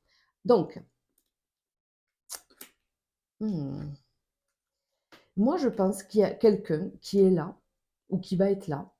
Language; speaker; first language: French; native; French